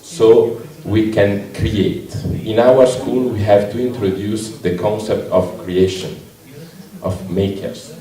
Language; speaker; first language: English; non-native, learner; Italian